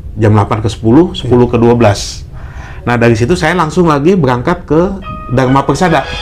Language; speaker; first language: Indonesian; native; Indonesian